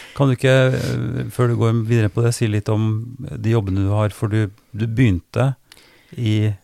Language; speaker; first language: Norwegian; native; Norwegian